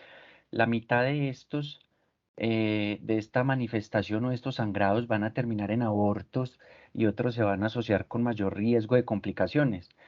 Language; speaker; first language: Spanish; native; Spanish